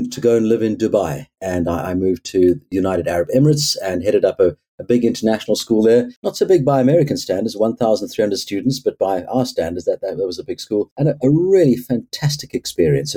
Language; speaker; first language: English; native; English